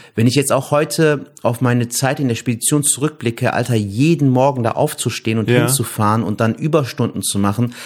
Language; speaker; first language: German; native; German